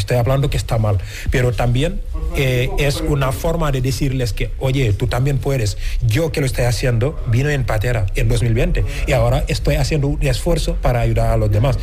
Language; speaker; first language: Spanish; non-native, fluent; Wolof